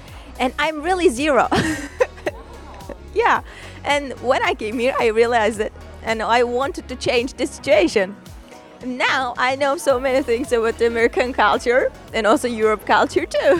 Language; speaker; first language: English; non-native, learner; Turkish